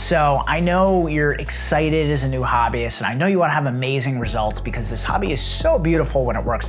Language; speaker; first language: English; native; English